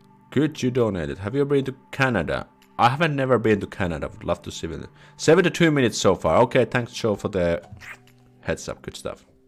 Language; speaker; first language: English; non-native, fluent; Finnish